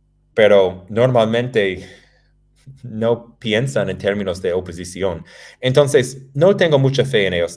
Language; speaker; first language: Spanish; non-native, fluent; English